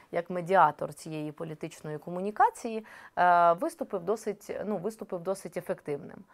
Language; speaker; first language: Ukrainian; native; Ukrainian